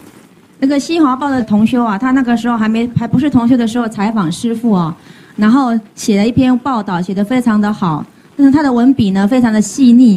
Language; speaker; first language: Chinese; native; Chinese